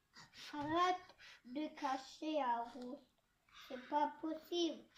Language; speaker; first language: French; native; French